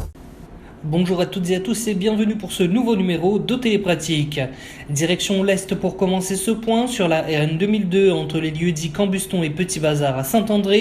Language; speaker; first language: French; native; French